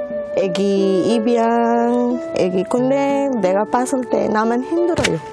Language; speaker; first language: Korean; non-native, learner; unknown